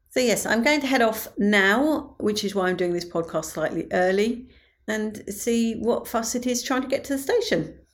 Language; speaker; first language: English; native; English